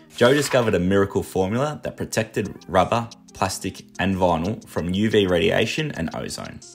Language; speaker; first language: English; native; English